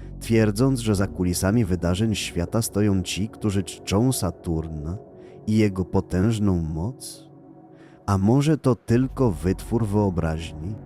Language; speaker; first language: Polish; native; Polish